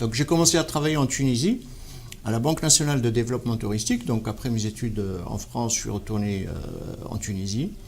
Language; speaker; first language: French; non-native, local second language; Arabic